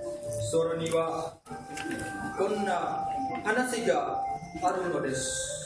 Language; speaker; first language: Japanese; non-native, learner; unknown